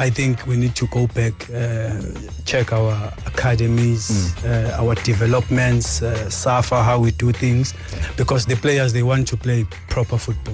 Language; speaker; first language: English; non-native, local second language; Zulu